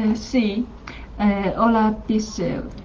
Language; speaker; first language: Spanish; non-native, learner; Chinese